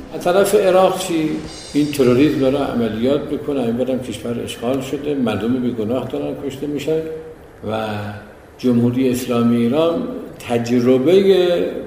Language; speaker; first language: Persian; native; Persian